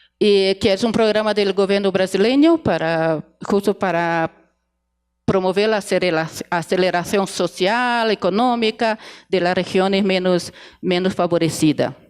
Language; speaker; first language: Spanish; non-native, fluent; Portuguese